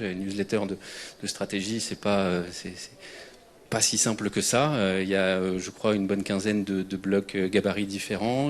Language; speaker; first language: French; native; French